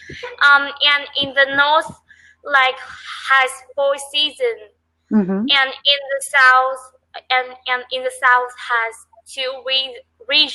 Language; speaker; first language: English; non-native, learner; Vietnamese